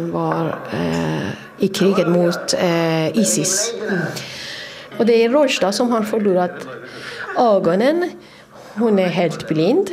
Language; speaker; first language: Swedish; non-native, fluent; Persian